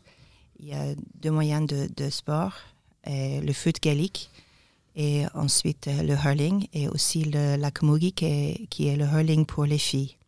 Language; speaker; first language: French; non-native, learner; English